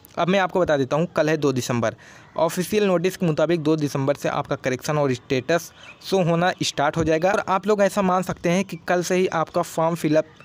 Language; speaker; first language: Hindi; native; Hindi